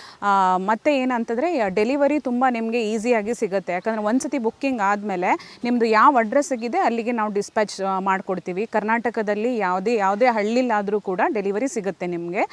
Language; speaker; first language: Kannada; native; Kannada